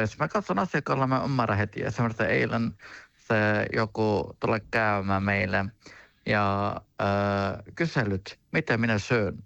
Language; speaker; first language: Finnish; non-native, learner; Turkish